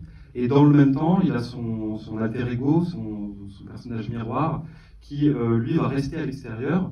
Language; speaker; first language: French; native; French